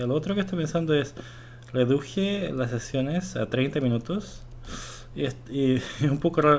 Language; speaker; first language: Spanish; non-native, fluent; Korean